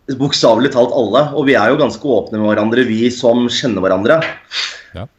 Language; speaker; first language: Norwegian; native; Norwegian